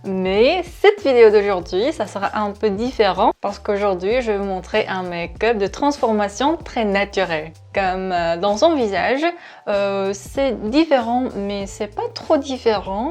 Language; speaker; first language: French; non-native, fluent; Korean